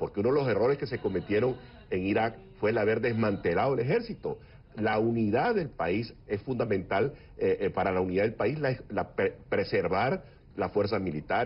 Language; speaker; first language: Spanish; native; Spanish